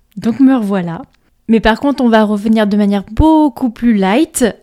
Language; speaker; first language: French; native; French